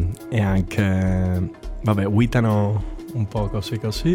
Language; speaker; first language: Italian; non-native, learner; Spanish